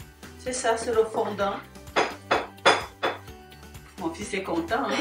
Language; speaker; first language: French; native; French